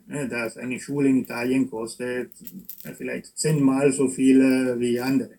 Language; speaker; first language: German; non-native, fluent; Italian